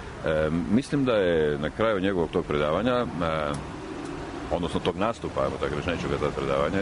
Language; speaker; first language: Croatian; native; Croatian